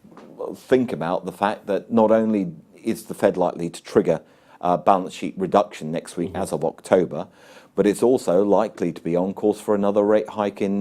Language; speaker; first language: English; native; English